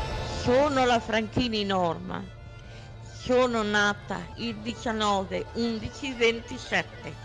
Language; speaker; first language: Italian; native; Italian